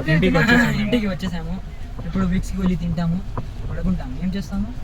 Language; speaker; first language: Telugu; non-native, local second language; Urdu